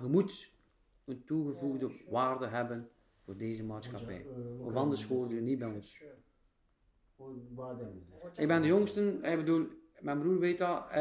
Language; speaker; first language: Dutch; early bilingual, other home language; Turkish